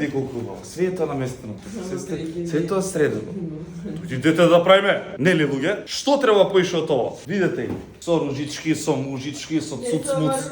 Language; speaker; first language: Macedonian; native; Macedonian